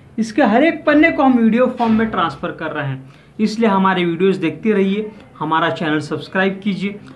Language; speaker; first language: Hindi; non-native, local second language; Marathi